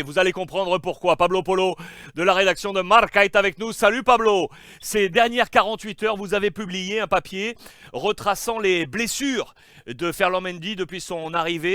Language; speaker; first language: French; native; French